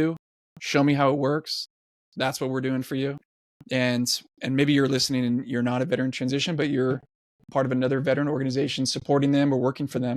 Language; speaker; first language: English; native; English